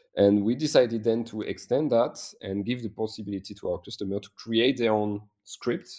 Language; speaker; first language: English; non-native, fluent; French